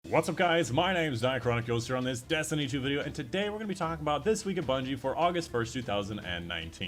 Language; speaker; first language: English; native; English